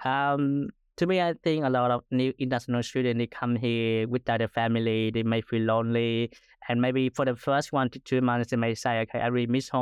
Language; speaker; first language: English; non-native, fluent; Vietnamese